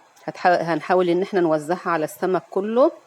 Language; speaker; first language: Arabic; native; Arabic